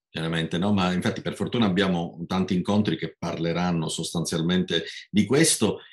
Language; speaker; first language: Italian; native; Italian